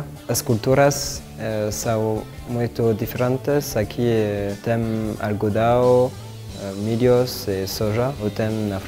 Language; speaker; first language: Portuguese; non-native, learner; French